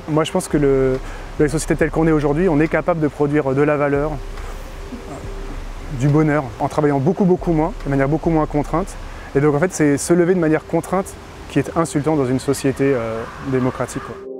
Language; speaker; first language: French; native; French